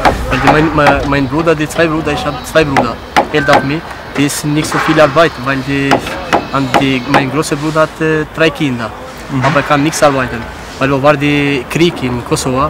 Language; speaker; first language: German; non-native, learner; Albanian